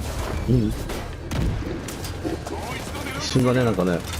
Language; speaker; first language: Japanese; native; Japanese